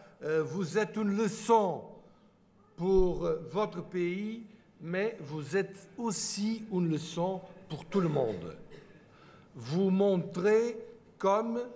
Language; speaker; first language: French; non-native, fluent; Portuguese